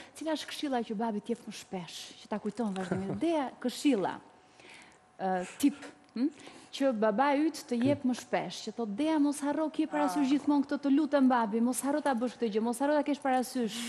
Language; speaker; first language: Albanian; native; Albanian